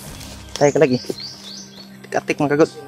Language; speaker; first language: Filipino; non-native, local second language; Cebuano